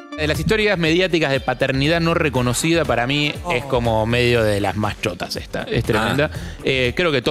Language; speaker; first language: Spanish; native; Spanish